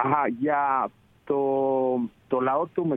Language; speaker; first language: Greek; early bilingual, heritage; Spanish